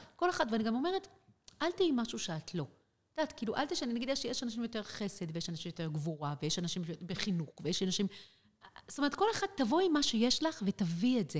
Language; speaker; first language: Hebrew; native; Hebrew